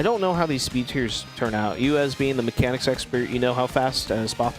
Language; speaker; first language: English; native; English